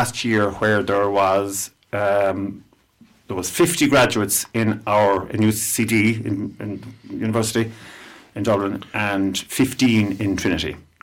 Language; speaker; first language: English; native; English